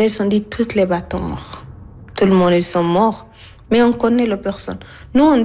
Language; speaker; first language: French; non-native, learner; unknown